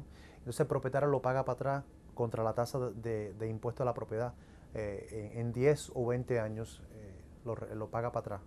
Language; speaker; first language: Spanish; early bilingual, heritage; English